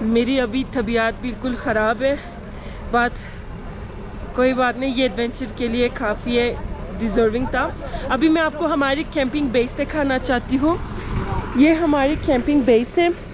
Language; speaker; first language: Urdu; non-native, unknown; Turkish